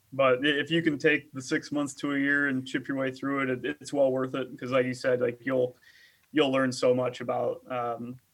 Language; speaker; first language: English; native; English